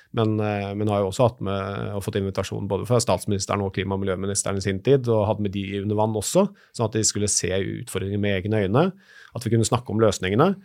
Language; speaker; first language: Norwegian; native; Norwegian